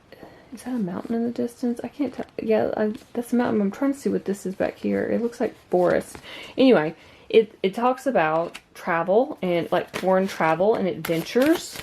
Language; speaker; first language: English; native; English